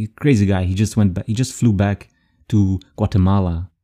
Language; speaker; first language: English; non-native, fluent; Dutch